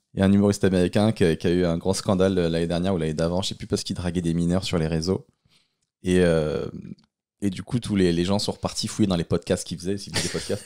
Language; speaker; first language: French; native; French